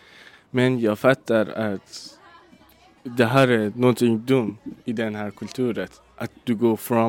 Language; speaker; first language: Swedish; non-native, learner; Persian